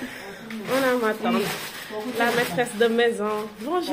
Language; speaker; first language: French; non-native, local second language; Wolof